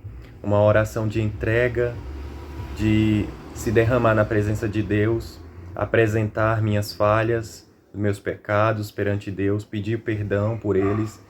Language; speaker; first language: Portuguese; native; Portuguese